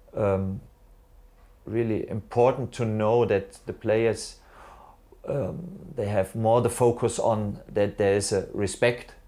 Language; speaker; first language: English; non-native, fluent; German